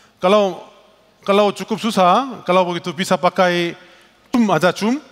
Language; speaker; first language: Indonesian; non-native, learner; Korean